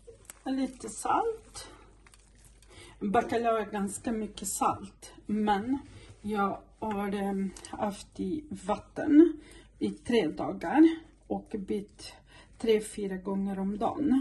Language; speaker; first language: Swedish; non-native, fluent; Portuguese